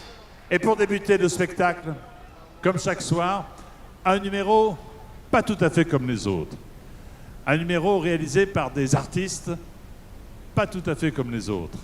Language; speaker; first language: French; native; French